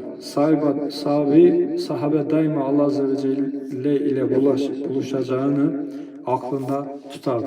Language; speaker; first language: Turkish; non-native, fluent; Albanian